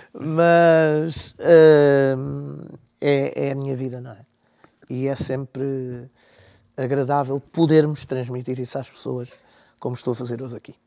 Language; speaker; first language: Portuguese; native; Portuguese